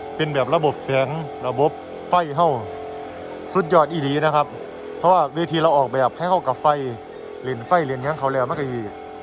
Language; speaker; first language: Thai; native; Thai